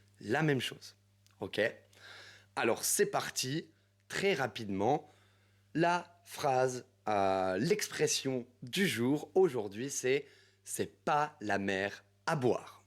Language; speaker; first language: French; native; French